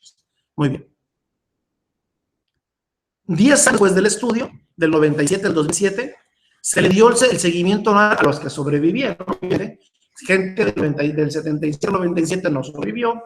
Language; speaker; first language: Spanish; native; Spanish